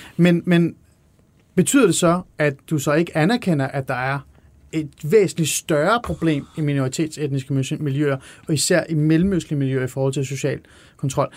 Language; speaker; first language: Danish; early bilingual, other home language; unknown